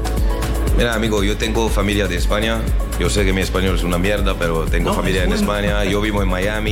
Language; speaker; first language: Spanish; non-native, learner; French